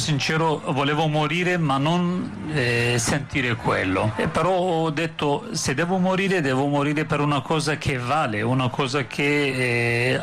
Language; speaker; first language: Italian; non-native, fluent; Turkish